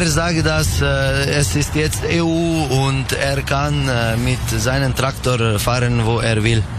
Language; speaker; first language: German; non-native, learner; Slovenian